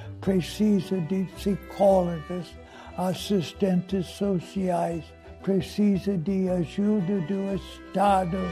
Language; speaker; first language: Portuguese; non-native, fluent; English